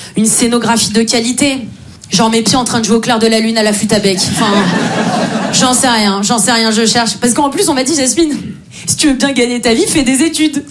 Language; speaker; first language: French; native; French